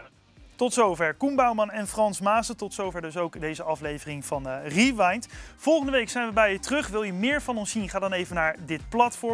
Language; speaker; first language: Dutch; native; Dutch